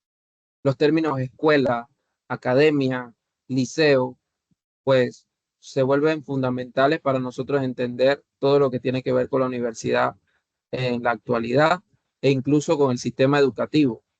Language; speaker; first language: Spanish; native; Spanish